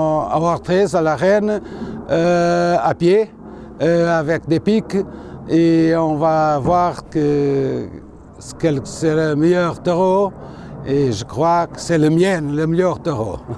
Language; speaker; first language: French; non-native, learner; Portuguese